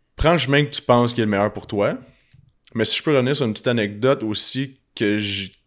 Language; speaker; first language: French; native; French